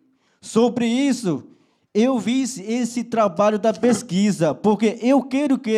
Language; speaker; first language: Portuguese; non-native, local second language; Yanomámi